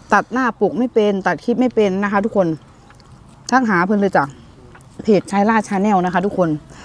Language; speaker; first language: Thai; native; Thai